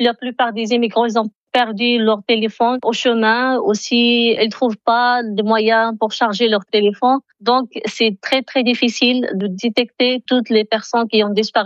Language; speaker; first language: French; non-native, local second language; Arabic